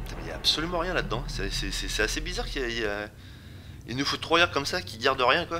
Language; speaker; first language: French; native; French